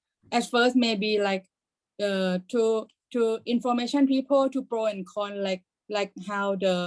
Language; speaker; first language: English; non-native, learner; Thai